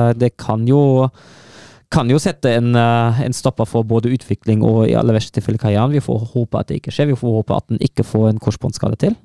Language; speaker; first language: Norwegian; non-native, fluent; German